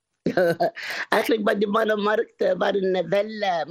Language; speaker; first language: Dutch; non-native, learner; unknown